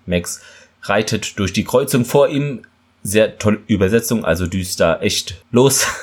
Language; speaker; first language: German; native; German